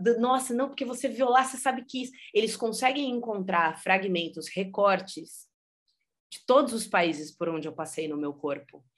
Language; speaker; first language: Portuguese; early bilingual, heritage; Portuguese